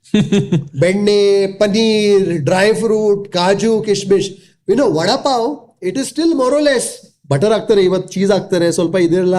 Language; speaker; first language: Kannada; non-native, local second language; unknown